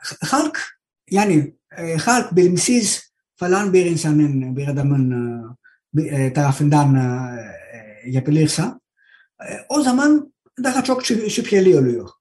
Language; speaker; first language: Turkish; non-native, fluent; Greek